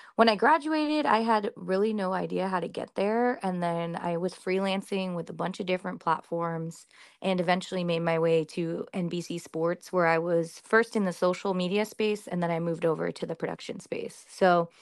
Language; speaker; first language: English; early bilingual, other home language; Hindi